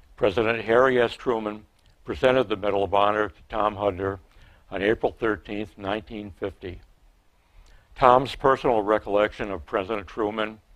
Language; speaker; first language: English; native; English